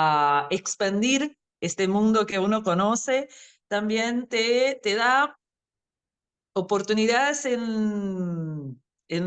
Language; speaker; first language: Spanish; non-native, fluent; Portuguese